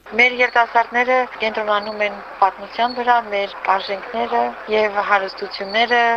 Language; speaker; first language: Armenian; early bilingual, heritage; Armenian